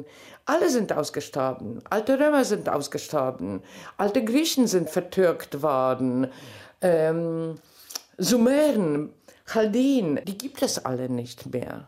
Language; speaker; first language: German; non-native, fluent; Polish